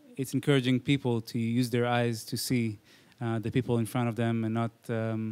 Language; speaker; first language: English; non-native, fluent; Hebrew